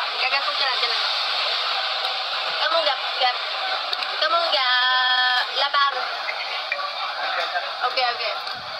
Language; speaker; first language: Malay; non-native, learner; Vietnamese